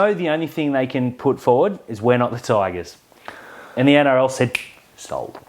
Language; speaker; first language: English; native; English